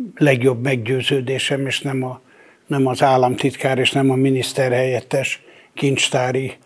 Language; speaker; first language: Hungarian; native; Hungarian